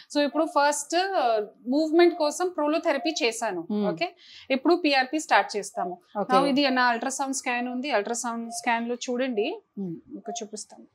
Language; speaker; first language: Telugu; non-native, fluent; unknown